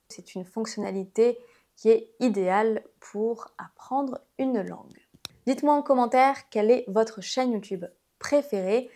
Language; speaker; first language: French; native; French